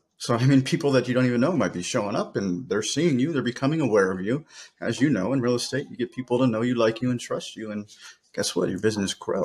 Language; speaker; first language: English; native; English